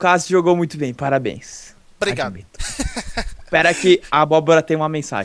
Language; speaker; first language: Portuguese; native; Portuguese